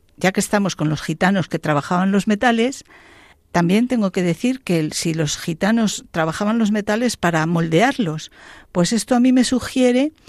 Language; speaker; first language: Spanish; native; Spanish